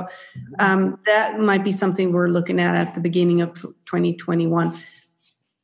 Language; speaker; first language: English; non-native, fluent; Swedish